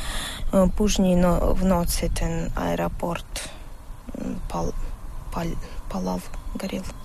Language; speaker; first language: Polish; non-native, learner; Russian